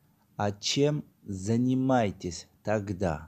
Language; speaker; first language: Russian; non-native, learner; Tajik